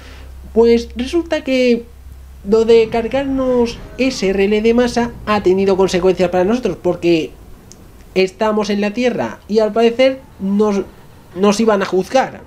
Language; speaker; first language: Spanish; native; Spanish